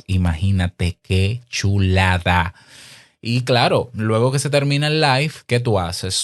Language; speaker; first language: Spanish; native; Spanish